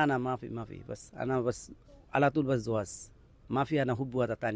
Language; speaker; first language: Arabic; non-native, learner; Bangla